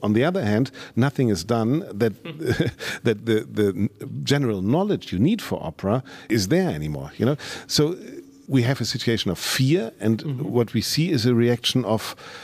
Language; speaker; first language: English; non-native, fluent; German